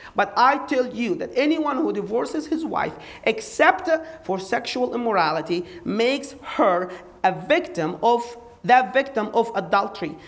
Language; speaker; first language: English; non-native, fluent; Arabic